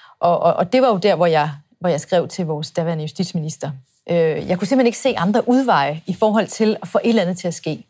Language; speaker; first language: Danish; native; Danish